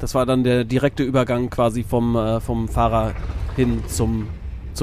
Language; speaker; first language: German; native; German